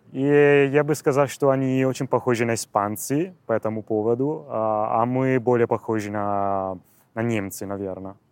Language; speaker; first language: Russian; non-native, fluent; Italian